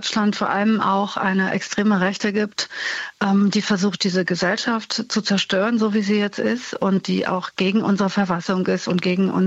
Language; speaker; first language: German; native; German